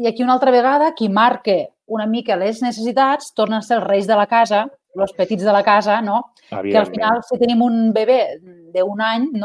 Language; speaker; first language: Catalan; native; Catalan